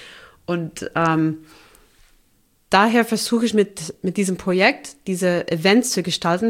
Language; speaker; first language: German; non-native, fluent; English